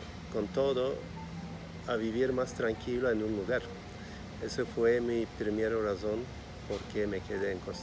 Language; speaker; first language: Spanish; non-native, fluent; Turkish